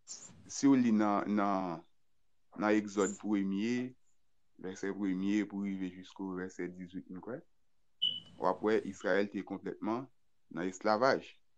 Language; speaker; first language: French; non-native, local second language; Haitian Creole